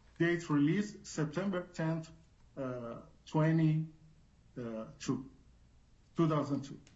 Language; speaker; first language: English; non-native, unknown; Persian